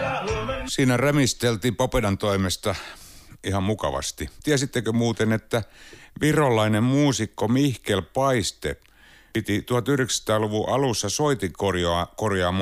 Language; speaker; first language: Finnish; native; Finnish